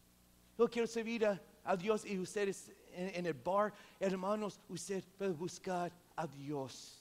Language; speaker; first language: Spanish; non-native, local second language; English